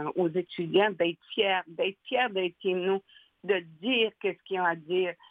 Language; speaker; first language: French; native; French